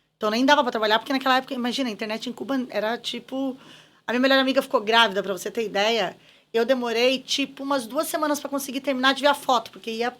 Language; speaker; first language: Portuguese; native; Portuguese